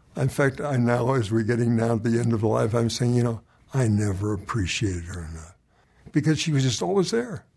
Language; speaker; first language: English; native; English